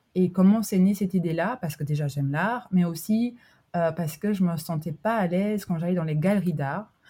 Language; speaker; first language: French; early bilingual, other home language; Albanian